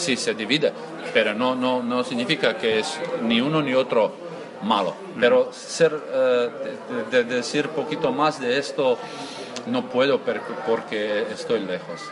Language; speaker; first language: Spanish; non-native, learner; Croatian